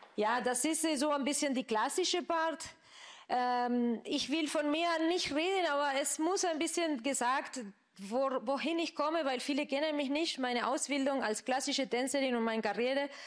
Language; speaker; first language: German; non-native, fluent; Spanish